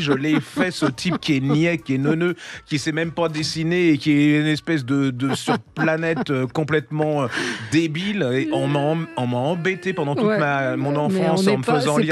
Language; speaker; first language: French; native; French